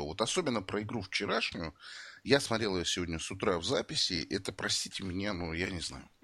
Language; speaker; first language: Russian; native; Russian